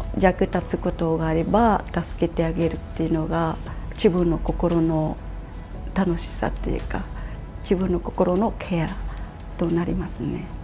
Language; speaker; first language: Japanese; non-native, fluent; Khmer